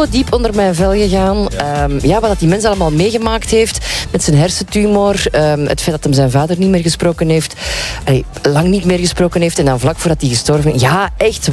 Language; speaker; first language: Dutch; native; Dutch